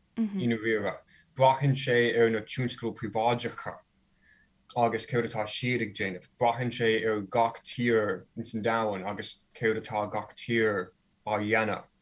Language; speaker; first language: Irish; non-native, fluent; English